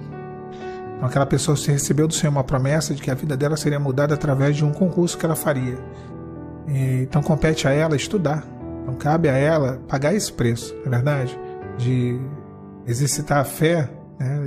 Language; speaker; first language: Portuguese; native; Portuguese